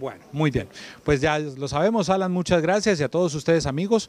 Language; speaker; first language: Spanish; native; Spanish